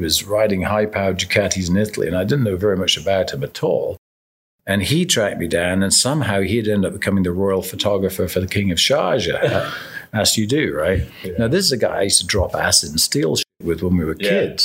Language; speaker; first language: English; native; English